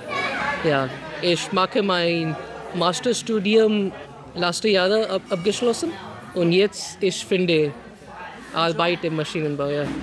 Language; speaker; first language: German; non-native, learner; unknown